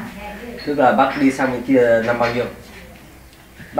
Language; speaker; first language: Vietnamese; non-native, local second language; French